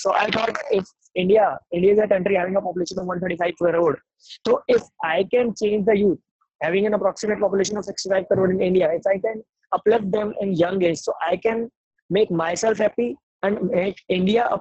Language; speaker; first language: English; non-native, local second language; Hindi